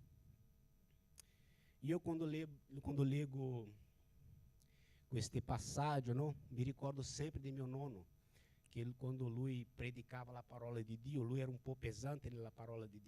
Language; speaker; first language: Italian; non-native, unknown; Portuguese